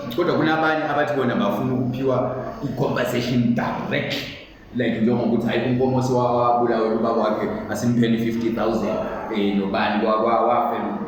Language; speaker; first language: Zulu; native; Zulu